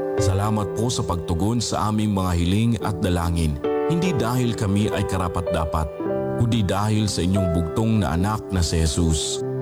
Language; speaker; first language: Filipino; non-native, local second language; Aklanon